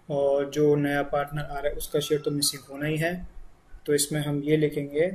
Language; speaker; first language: Hindi; native; Hindi